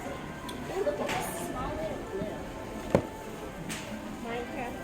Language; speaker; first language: English; native; English